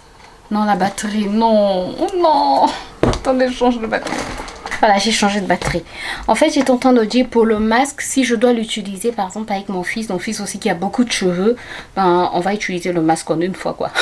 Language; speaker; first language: French; native; French